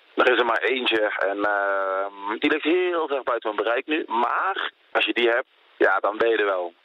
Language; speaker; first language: Dutch; native; Dutch